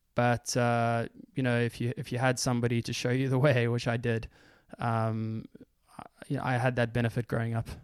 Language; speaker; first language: English; native; English